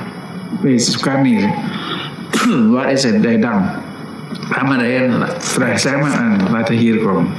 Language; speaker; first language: Dutch; non-native, local second language; Minangkabau